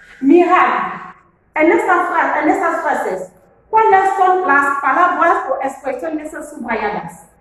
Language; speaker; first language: Spanish; non-native, fluent; French